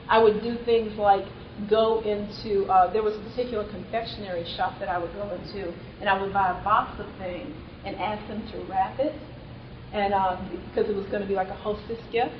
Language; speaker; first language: English; native; English